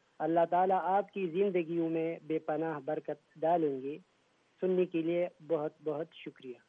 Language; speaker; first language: Urdu; non-native, local second language; Pashto